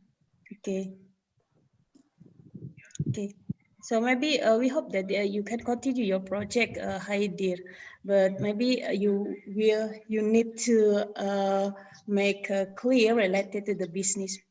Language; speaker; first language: English; non-native, fluent; Indonesian